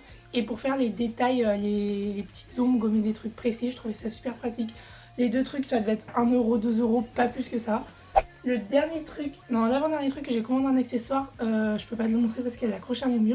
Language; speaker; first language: French; native; French